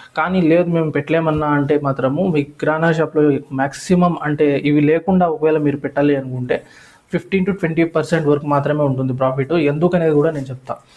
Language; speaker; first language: Telugu; non-native, local second language; Urdu